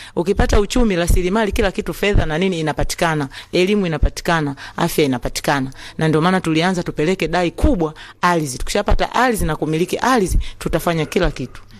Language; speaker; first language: Swahili; native; Swahili